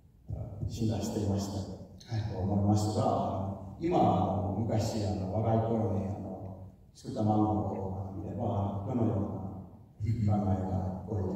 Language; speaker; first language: Japanese; non-native, fluent; Finnish